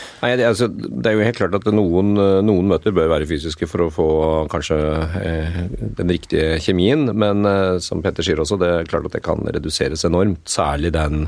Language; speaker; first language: Norwegian; native; Norwegian